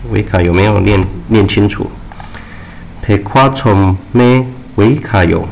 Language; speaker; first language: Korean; non-native, learner; Chinese